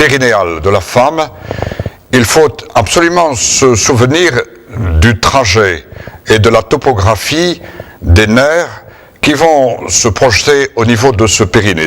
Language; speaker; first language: French; native; French